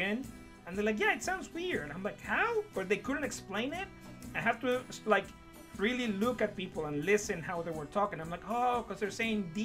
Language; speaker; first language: English; non-native, fluent; Spanish